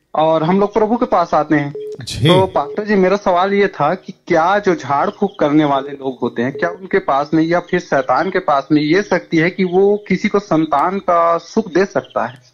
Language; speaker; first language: Hindi; native; Hindi